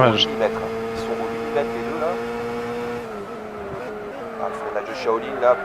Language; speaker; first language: French; native; French